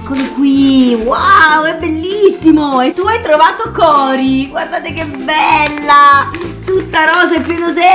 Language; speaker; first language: Italian; native; Italian